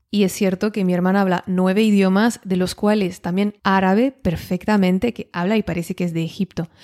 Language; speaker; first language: Spanish; non-native, fluent; French